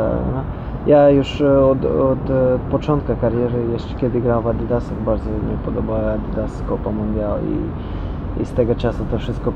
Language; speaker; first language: Polish; non-native, learner; Russian